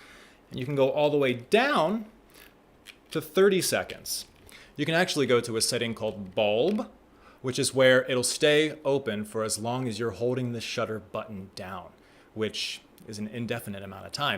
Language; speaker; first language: English; native; English